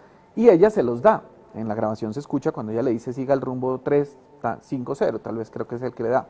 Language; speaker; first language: Spanish; native; Spanish